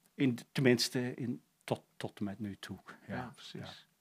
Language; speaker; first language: Dutch; native; Dutch